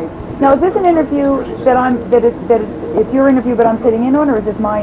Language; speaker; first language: English; native; English